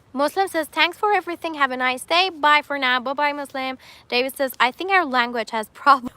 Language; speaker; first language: English; non-native, fluent; Persian